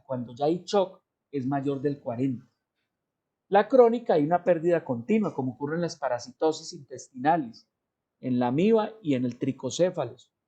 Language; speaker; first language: Spanish; native; Spanish